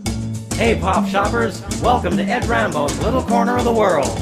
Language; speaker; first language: English; native; English